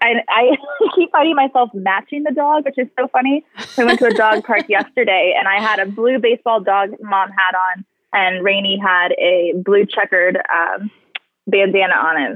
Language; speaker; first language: English; native; English